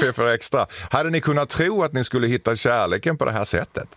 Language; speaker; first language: Swedish; native; Swedish